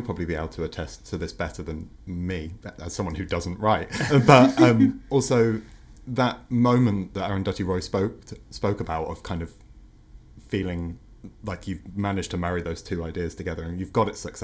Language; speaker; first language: English; native; English